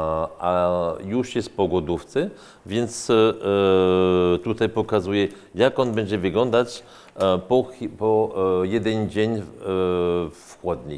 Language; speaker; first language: Polish; non-native, fluent; French